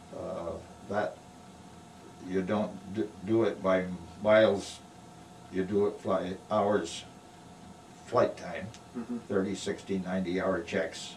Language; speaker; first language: English; native; English